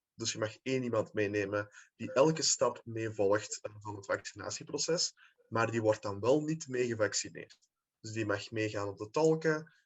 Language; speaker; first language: Dutch; native; Dutch